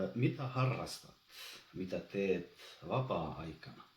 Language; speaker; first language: Finnish; non-native, learner; Albanian